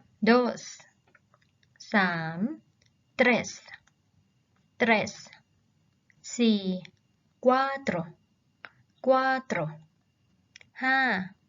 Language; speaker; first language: Spanish; non-native, fluent; Thai